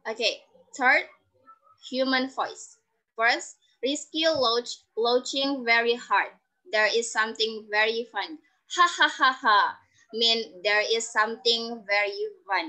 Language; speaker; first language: English; non-native, learner; Indonesian